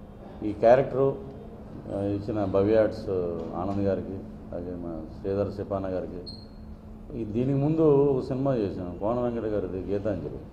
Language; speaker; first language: Telugu; native; Telugu